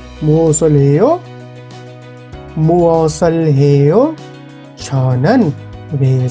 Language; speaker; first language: Korean; non-native, fluent; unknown